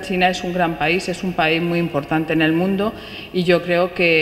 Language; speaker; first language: Spanish; native; Spanish